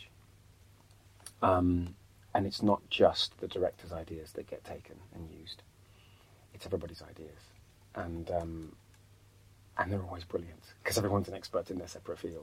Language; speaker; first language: English; native; English